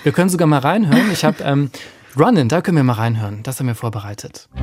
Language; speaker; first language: German; native; German